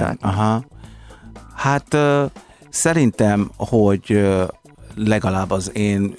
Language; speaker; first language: Hungarian; non-native, fluent; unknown